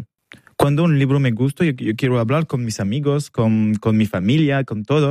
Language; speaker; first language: Spanish; non-native, learner; French